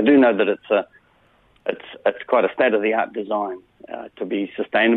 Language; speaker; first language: English; native; English